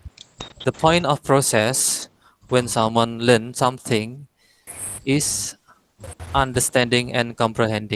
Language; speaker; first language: English; non-native, fluent; Indonesian